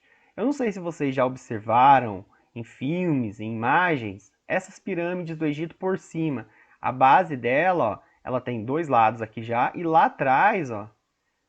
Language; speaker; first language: Portuguese; native; Portuguese